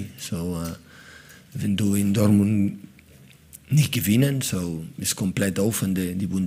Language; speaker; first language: German; non-native, fluent; Catalan